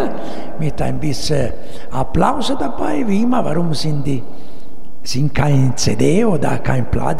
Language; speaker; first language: German; non-native, learner; Italian